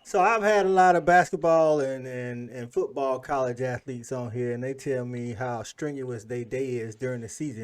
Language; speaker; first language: English; native; English